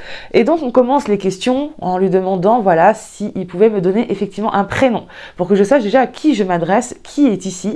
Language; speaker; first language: French; native; French